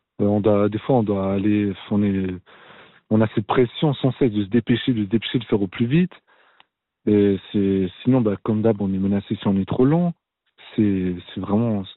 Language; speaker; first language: French; native; French